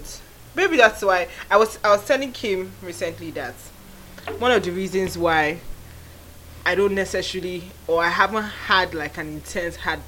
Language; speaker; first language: English; non-native, local second language; Igbo